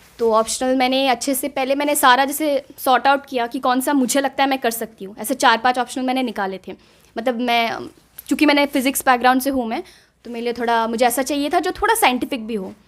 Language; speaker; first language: Hindi; non-native, local second language; Assamese